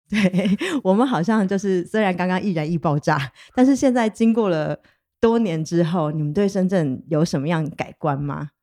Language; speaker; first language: Chinese; native; Chinese